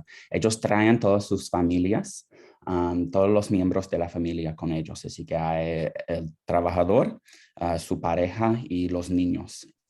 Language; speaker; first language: Spanish; non-native, fluent; English